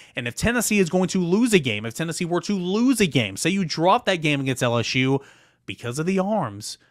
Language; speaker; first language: English; native; English